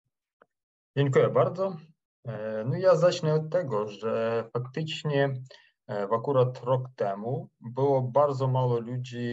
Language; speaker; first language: Polish; non-native, fluent; Ukrainian